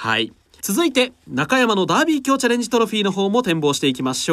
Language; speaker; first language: Japanese; native; Japanese